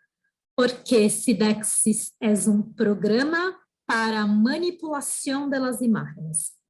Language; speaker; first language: Spanish; non-native, fluent; Portuguese